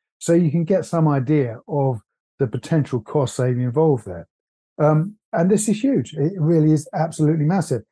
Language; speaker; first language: English; native; English